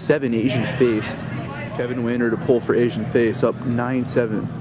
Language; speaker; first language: English; native; English